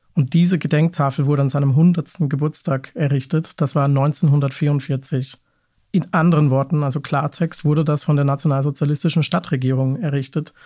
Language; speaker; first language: German; native; German